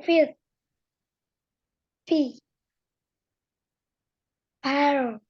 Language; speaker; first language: English; non-native, learner; Vietnamese